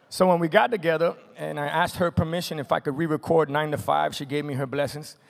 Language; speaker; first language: English; native; English